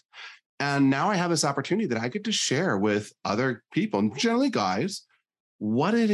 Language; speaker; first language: English; native; English